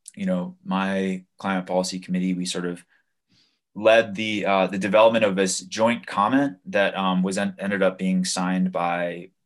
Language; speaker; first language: English; native; English